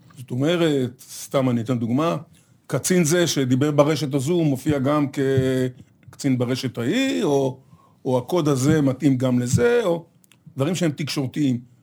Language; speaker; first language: Hebrew; native; Hebrew